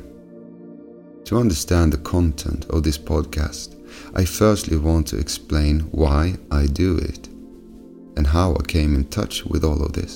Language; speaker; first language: English; non-native, fluent; Swedish